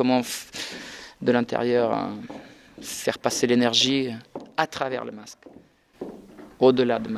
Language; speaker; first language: French; non-native, fluent; Russian